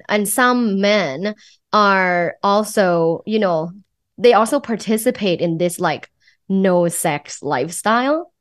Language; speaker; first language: English; non-native, fluent; Thai